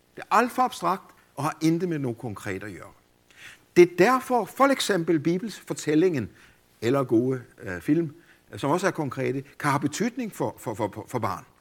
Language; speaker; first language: Danish; native; Danish